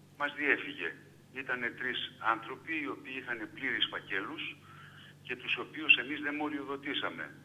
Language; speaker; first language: Greek; native; Greek